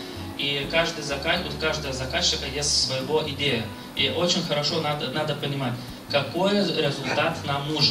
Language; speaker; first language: Russian; non-native, fluent; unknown